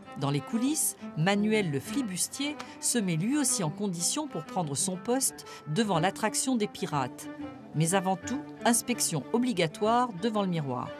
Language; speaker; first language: French; native; French